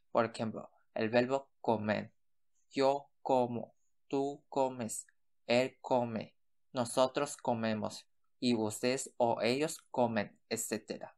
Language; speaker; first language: Spanish; non-native, fluent; Chinese